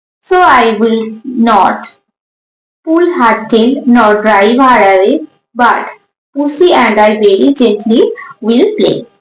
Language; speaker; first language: English; non-native, local second language; Bangla